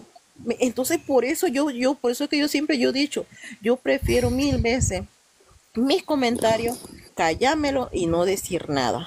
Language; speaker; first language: Spanish; non-native, local second language; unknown